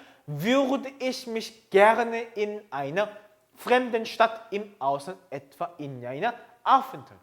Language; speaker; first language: German; non-native, fluent; Korean